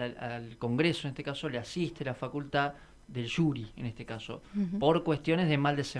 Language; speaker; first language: Spanish; native; Spanish